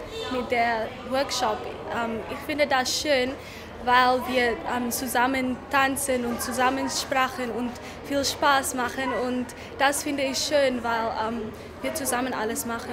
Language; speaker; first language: German; non-native, learner; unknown